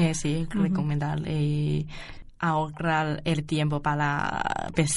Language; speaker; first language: Spanish; non-native, learner; Chinese